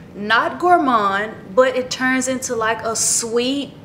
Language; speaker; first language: English; native; English